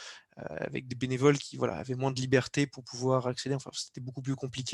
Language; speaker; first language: French; native; French